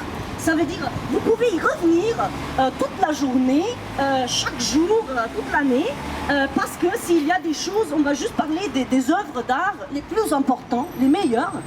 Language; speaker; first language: French; non-native, fluent; Slovenian